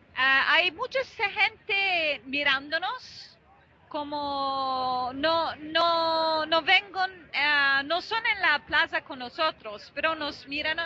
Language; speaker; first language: Spanish; non-native, fluent; Italian